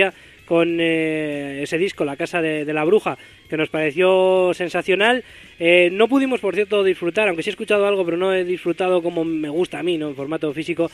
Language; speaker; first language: Spanish; native; Spanish